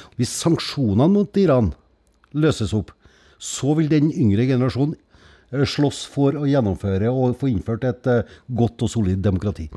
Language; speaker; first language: Norwegian; native; Norwegian